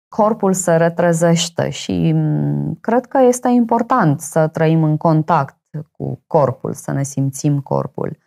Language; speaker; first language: Romanian; native; Romanian